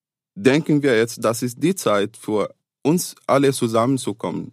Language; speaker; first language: German; non-native, fluent; Arabic